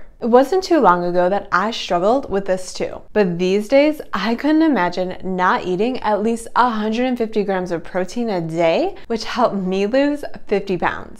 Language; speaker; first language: English; native; English